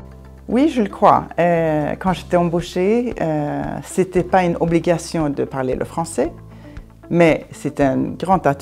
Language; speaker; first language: French; non-native, fluent; Swedish